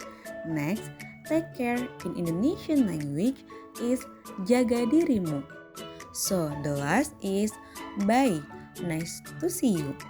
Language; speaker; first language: English; non-native, learner; Indonesian